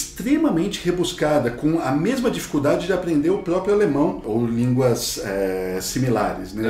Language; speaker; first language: Portuguese; native; Portuguese